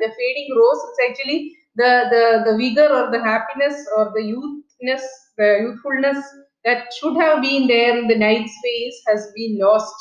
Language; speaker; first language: English; non-native, local second language; Malayalam